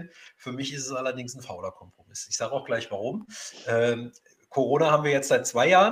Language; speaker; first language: German; native; German